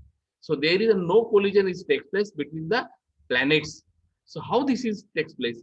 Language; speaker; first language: English; non-native, local second language; Marathi